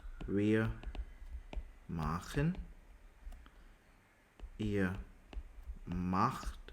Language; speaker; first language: German; non-native, learner; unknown